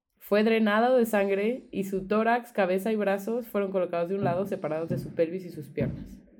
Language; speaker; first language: Spanish; native; Spanish